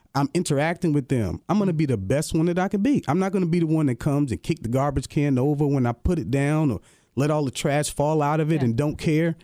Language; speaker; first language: English; native; English